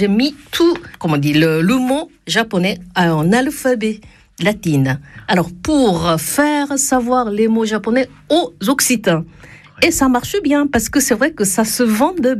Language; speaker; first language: French; non-native, fluent; Japanese